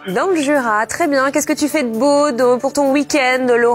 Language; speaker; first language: French; native; French